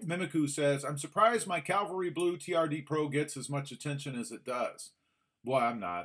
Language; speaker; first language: English; native; English